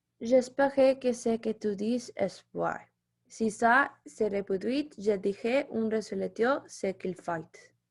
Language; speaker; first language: French; non-native, learner; Spanish